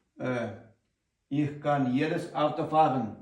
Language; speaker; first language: German; non-native, learner; Ukrainian